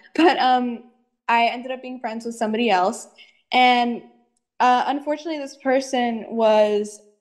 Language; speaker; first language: English; native; English